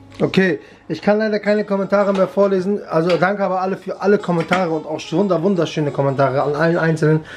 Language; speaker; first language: German; early bilingual, other home language; Kurdish